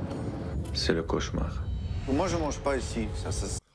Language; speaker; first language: French; non-native, fluent; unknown